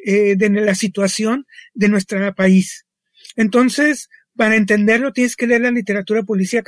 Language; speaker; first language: Spanish; native; Spanish